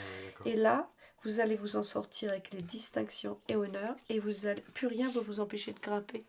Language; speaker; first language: French; native; French